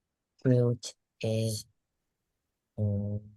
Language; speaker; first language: English; non-native, learner; Vietnamese